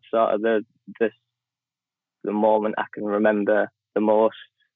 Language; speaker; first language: English; native; English